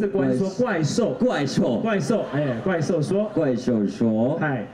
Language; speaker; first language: Chinese; native; Chinese